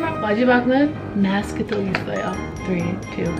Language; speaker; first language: Korean; non-native, fluent; English